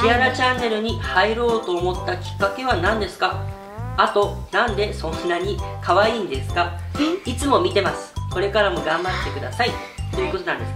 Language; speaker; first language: Japanese; native; Japanese